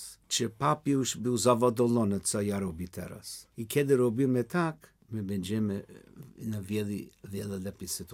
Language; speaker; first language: Polish; non-native, learner; English